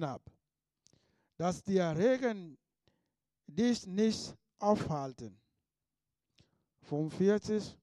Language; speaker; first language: German; non-native, fluent; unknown